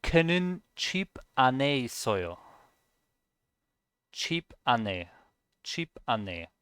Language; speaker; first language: Korean; non-native, learner; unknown